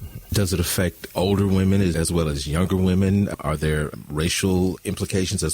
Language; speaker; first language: English; native; English